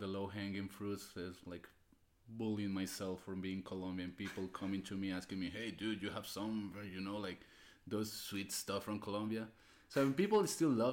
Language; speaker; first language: English; non-native, fluent; Spanish